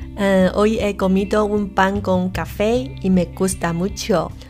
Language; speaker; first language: Spanish; non-native, fluent; Chinese